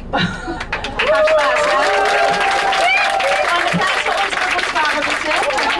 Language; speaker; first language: German; non-native, fluent; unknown